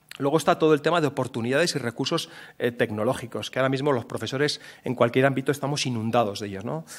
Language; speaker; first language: Spanish; native; Spanish